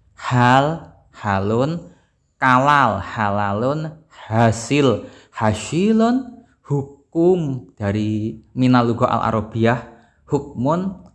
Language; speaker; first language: Arabic; non-native, learner; Javanese